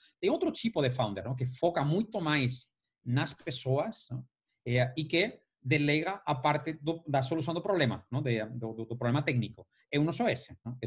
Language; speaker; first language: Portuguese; non-native, fluent; Spanish